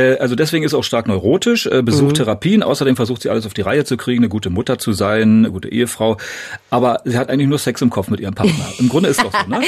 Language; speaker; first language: German; native; German